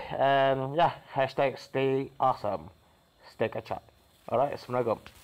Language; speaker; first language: English; non-native, local second language; Malay